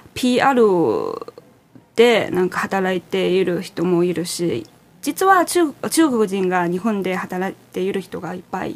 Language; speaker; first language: Japanese; non-native, fluent; Chinese